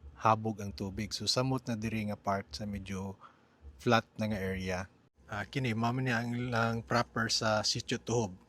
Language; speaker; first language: Cebuano; native; Cebuano